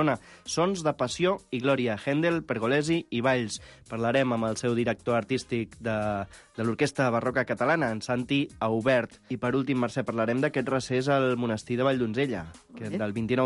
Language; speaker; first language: Catalan; native; Catalan